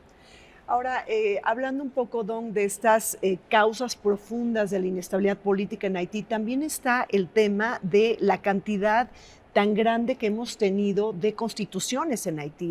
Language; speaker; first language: Spanish; native; Spanish